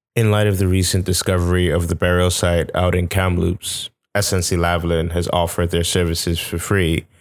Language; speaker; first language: English; non-native, local second language; Yoruba